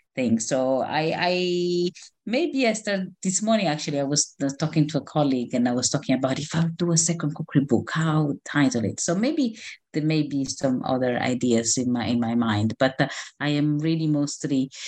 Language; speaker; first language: English; non-native, fluent; Italian